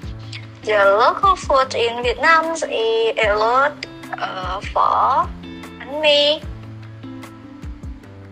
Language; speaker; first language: English; non-native, learner; Vietnamese